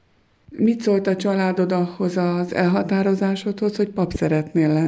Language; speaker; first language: Hungarian; native; Hungarian